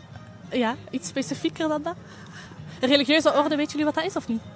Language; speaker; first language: Dutch; native; Dutch